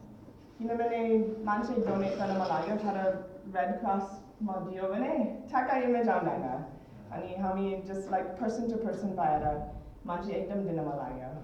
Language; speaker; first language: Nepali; early bilingual, heritage; Nepali